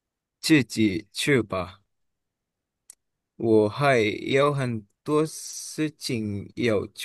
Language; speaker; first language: Chinese; non-native, learner; Indonesian